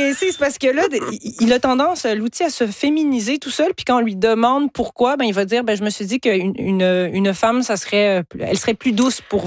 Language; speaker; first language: French; native; French